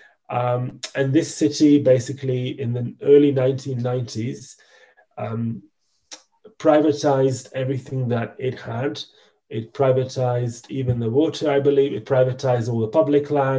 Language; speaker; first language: English; non-native, fluent; Macedonian